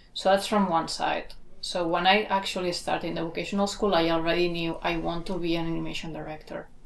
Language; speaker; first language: English; non-native, fluent; Spanish